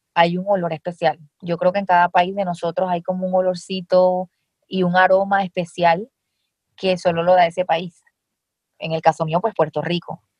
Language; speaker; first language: Spanish; native; Spanish